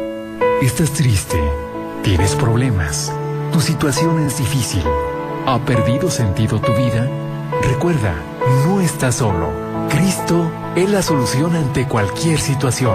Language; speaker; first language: Spanish; native; Spanish